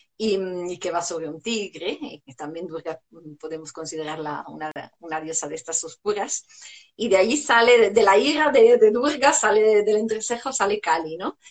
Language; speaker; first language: Spanish; non-native, fluent; Italian